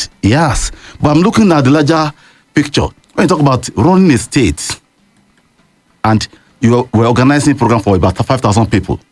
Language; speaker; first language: English; non-native, local second language; Yoruba